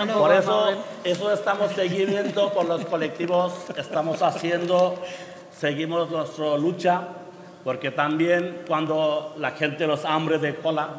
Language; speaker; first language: Spanish; non-native, learner; Bangla